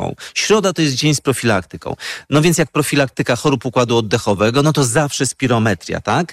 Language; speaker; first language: Polish; native; Polish